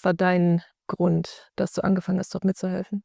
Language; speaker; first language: German; native; German